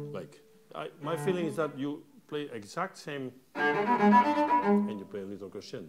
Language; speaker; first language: English; non-native, fluent; Catalan